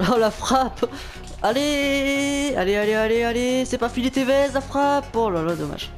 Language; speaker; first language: French; native; French